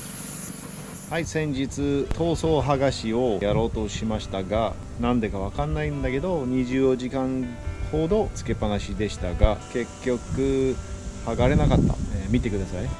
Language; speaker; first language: Japanese; non-native, fluent; English